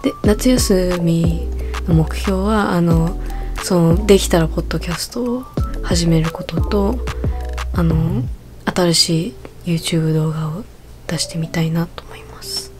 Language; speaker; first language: Japanese; early bilingual, other home language; English